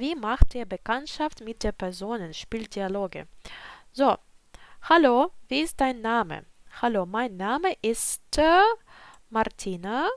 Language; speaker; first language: German; non-native, fluent; Ukrainian